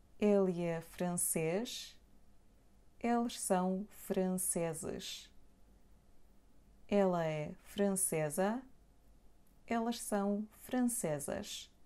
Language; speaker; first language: Portuguese; non-native, fluent; Serbian